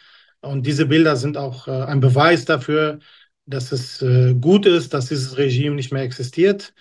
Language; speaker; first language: German; non-native, fluent; Kurdish